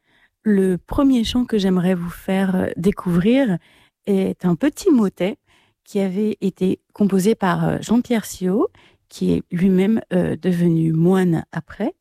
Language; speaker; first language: French; native; French